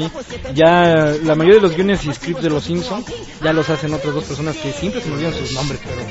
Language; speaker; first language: Spanish; native; Spanish